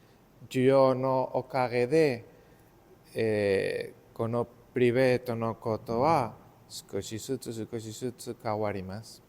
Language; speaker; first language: Japanese; non-native, learner; Spanish